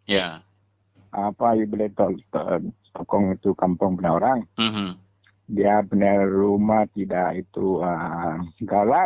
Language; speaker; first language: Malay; non-native, local second language; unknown